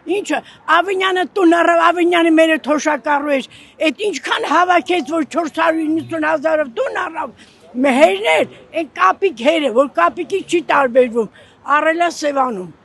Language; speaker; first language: Armenian; native; Armenian